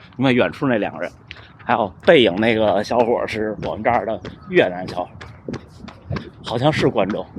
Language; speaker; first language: Chinese; native; Chinese